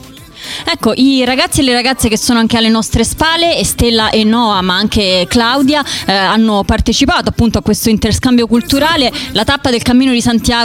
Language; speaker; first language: Italian; native; Italian